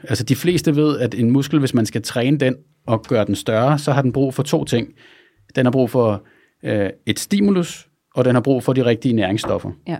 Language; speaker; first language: Danish; native; Danish